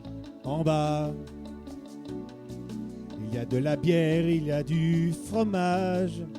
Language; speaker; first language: French; native; French